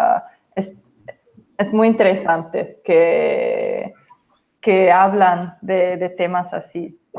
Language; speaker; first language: Spanish; non-native, fluent; English